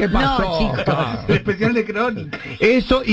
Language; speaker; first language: Spanish; native; Spanish